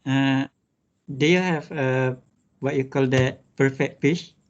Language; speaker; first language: English; non-native, local second language; Malay